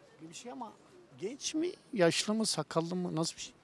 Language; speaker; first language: Turkish; native; Turkish